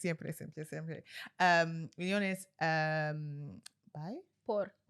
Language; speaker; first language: Spanish; non-native, learner; English